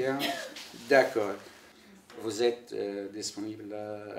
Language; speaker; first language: French; non-native, learner; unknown